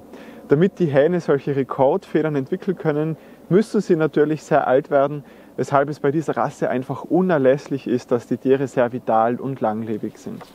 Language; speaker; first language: German; native; German